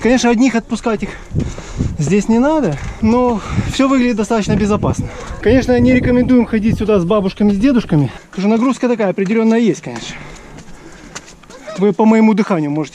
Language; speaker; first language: Russian; native; Russian